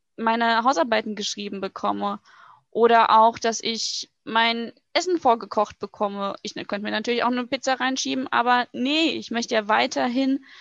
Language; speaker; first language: German; native; German